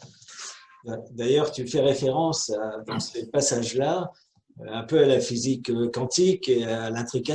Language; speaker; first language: French; native; French